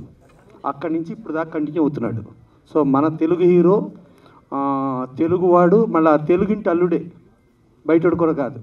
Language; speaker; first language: Telugu; native; Telugu